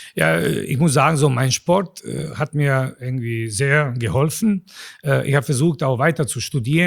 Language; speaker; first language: German; non-native, fluent; Bosnian